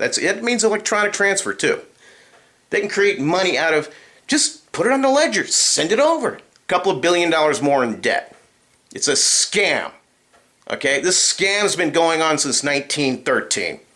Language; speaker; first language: English; native; English